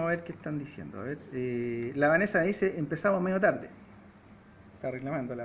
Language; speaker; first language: Spanish; native; Spanish